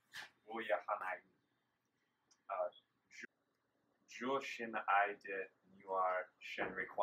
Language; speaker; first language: Chinese; non-native, learner; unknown